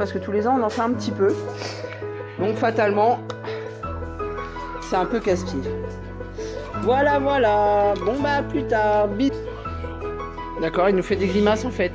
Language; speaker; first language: French; native; French